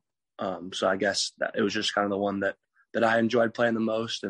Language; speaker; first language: English; native; English